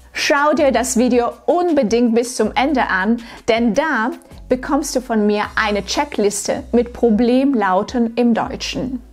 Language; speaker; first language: German; non-native, fluent; Russian